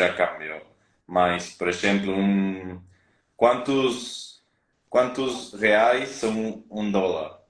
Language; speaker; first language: Portuguese; non-native, learner; Spanish